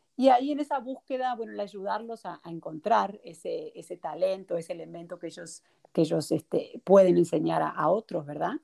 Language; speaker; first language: Spanish; native; Spanish